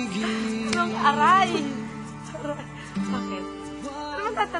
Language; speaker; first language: Filipino; native; Filipino